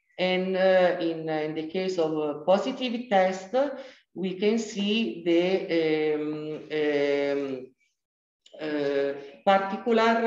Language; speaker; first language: English; non-native, learner; Italian